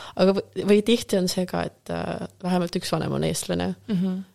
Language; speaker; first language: Estonian; non-native, local second language; Russian